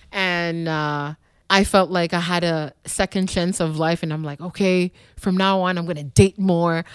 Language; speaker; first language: English; non-native, local second language; French